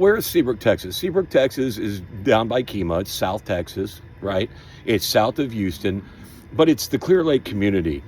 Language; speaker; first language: English; native; English